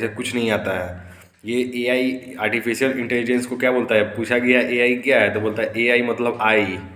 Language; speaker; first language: Hindi; native; Hindi